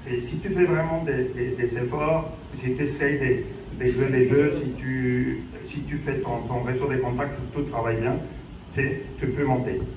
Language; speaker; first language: French; non-native, fluent; Spanish